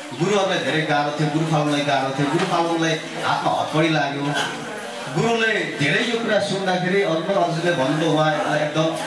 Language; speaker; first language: Nepali; non-native, local second language; Limbu